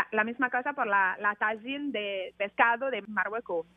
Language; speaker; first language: Spanish; non-native, learner; French